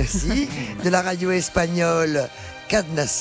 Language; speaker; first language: French; native; French